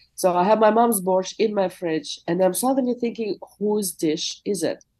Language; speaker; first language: English; non-native, fluent; Russian